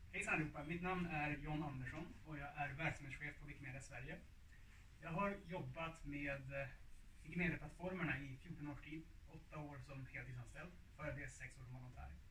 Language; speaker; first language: Swedish; native; Swedish